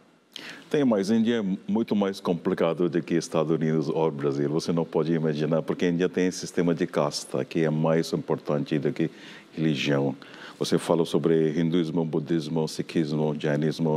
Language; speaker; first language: Portuguese; non-native, fluent; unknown